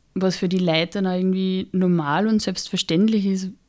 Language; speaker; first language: German; native; German